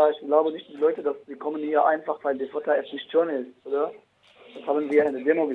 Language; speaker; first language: German; non-native, learner; Arabic